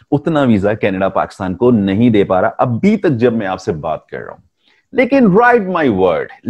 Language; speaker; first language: Urdu; non-native, local second language; Punjabi